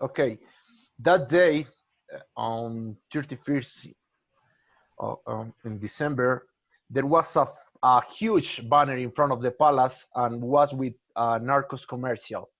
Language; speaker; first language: English; non-native, learner; Spanish